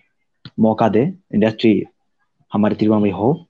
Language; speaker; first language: Hindi; non-native, local second language; Kok Borok